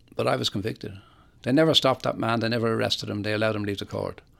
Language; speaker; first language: English; native; English